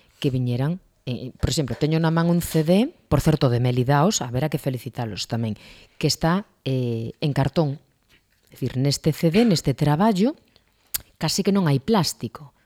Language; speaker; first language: Galician; non-native, local second language; Spanish